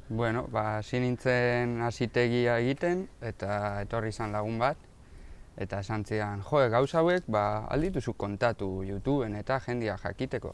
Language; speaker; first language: Basque; non-native, local second language; Spanish